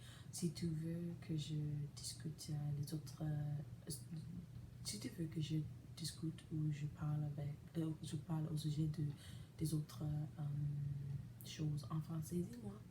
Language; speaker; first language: French; non-native, learner; English